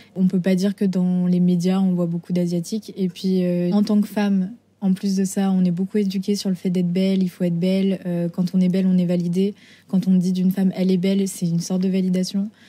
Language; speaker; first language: French; native; French